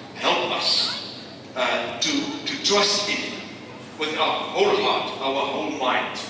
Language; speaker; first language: English; non-native, local second language; Afrikaans